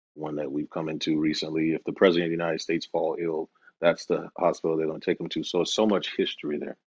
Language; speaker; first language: English; native; English